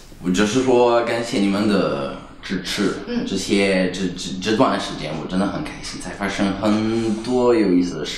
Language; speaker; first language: Chinese; non-native, fluent; Italian